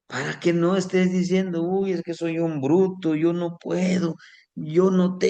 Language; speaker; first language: Spanish; native; Spanish